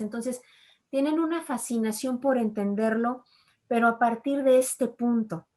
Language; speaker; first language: Spanish; native; Spanish